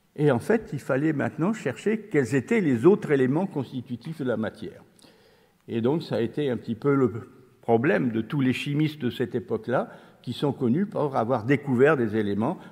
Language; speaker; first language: French; native; French